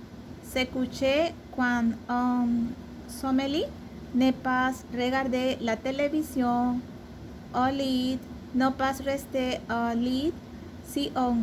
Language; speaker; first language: French; non-native, learner; Spanish